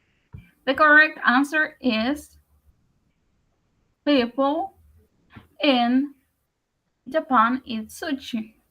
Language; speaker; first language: English; non-native, learner; Spanish